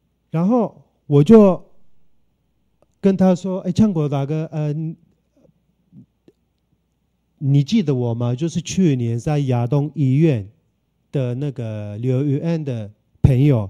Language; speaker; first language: Chinese; non-native, fluent; Turkish